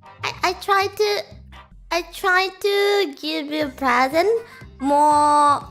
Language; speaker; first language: English; non-native, learner; Japanese